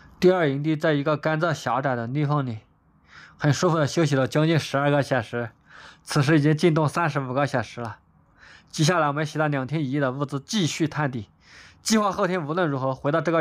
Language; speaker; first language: Chinese; native; Chinese